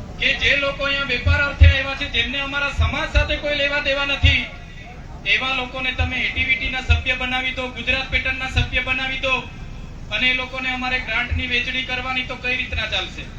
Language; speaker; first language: Gujarati; non-native, local second language; Vasavi